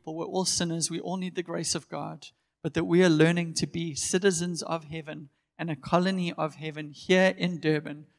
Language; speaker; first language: English; native; English